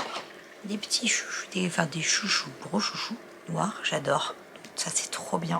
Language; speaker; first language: French; native; French